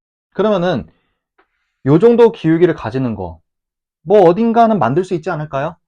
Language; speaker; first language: Korean; native; Korean